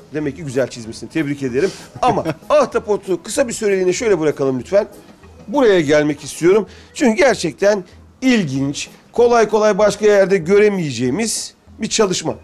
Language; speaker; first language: Turkish; native; Turkish